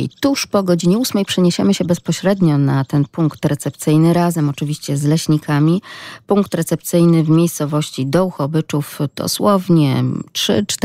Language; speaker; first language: Polish; native; Polish